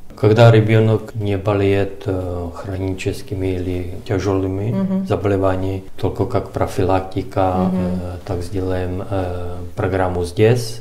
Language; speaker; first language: Russian; non-native, learner; Czech